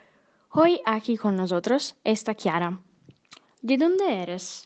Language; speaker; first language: Spanish; non-native, learner; Italian